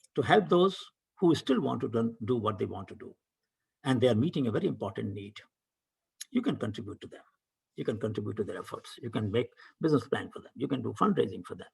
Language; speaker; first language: English; non-native, local second language; Hindi